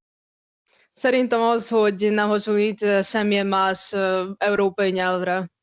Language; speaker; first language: Hungarian; non-native, local second language; Russian